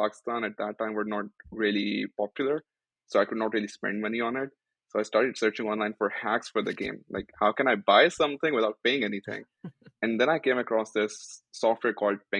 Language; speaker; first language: English; non-native, local second language; Urdu